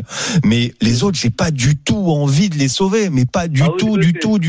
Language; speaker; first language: French; native; French